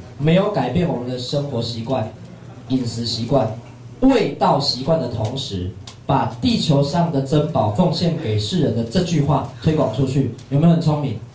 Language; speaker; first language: Chinese; native; Chinese